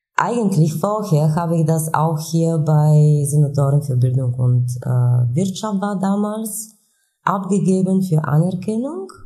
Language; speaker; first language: German; non-native, fluent; Bulgarian